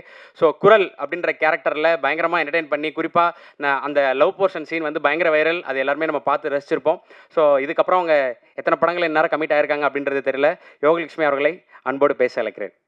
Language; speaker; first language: Tamil; native; Tamil